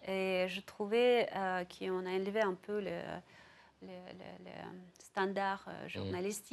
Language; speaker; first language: French; non-native, fluent; Russian